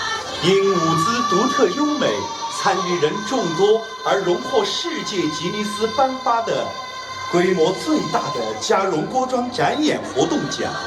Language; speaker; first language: Chinese; native; Chinese